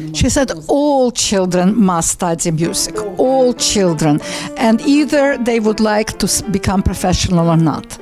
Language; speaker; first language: English; non-native, fluent; Russian